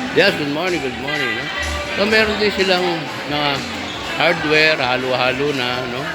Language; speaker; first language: Filipino; non-native, local second language; Pampanga